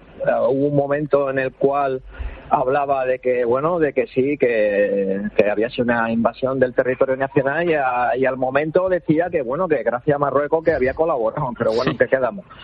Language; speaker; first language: Spanish; native; Spanish